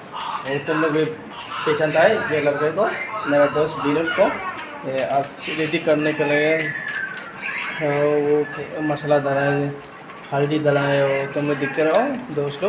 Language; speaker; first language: Hindi; non-native, local second language; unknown